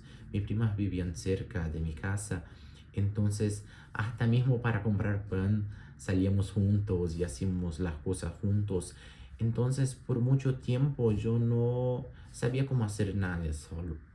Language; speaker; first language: Spanish; non-native, learner; Portuguese